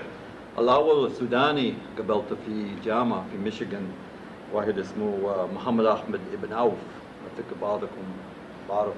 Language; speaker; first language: Arabic; non-native, fluent; English